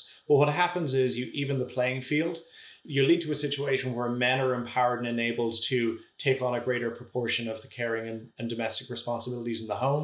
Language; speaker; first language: English; native; English